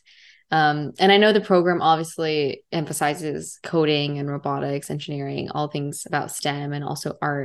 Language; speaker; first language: English; native; English